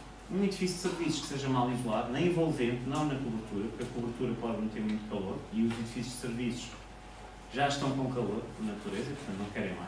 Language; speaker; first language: Portuguese; native; Portuguese